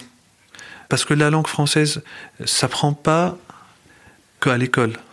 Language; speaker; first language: French; non-native, fluent; Arabic